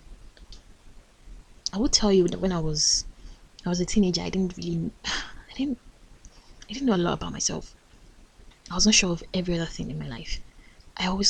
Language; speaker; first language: English; non-native, local second language; Yoruba